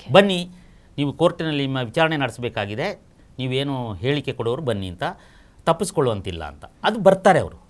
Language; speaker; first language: Kannada; non-native, local second language; Kodava